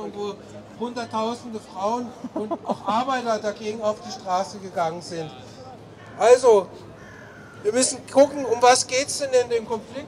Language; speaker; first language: German; native; German